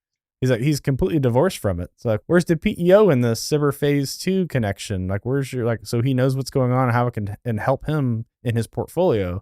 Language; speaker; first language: English; native; English